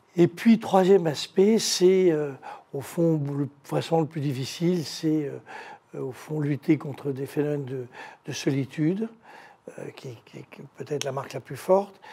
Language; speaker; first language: French; native; French